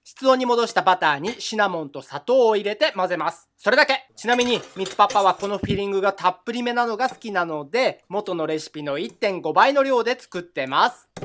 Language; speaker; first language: Japanese; native; Japanese